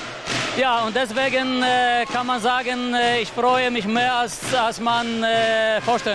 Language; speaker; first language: German; non-native, fluent; Polish